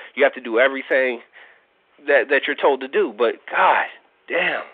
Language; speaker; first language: English; native; English